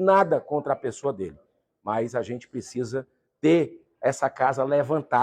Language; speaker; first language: Portuguese; native; Portuguese